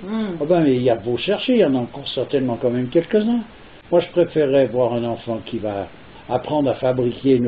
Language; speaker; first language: French; native; French